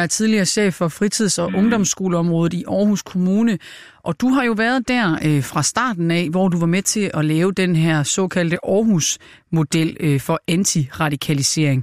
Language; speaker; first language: Danish; native; Danish